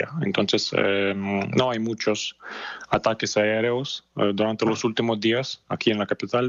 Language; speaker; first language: Spanish; non-native, fluent; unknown